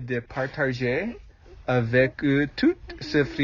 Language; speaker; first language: French; non-native, fluent; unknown